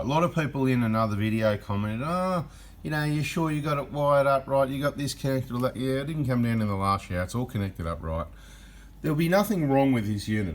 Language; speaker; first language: English; native; English